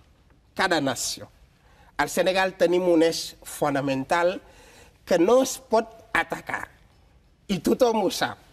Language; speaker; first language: Catalan; non-native, fluent; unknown